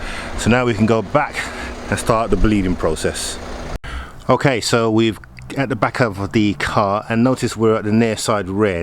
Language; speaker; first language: English; native; English